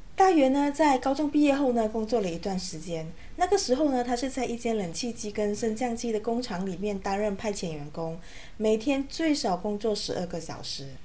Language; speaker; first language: Chinese; native; Chinese